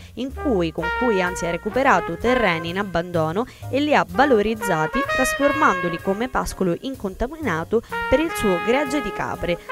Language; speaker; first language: Italian; native; Italian